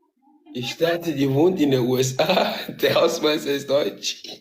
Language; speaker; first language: German; native; German